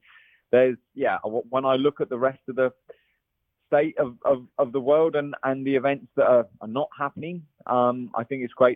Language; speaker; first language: English; native; English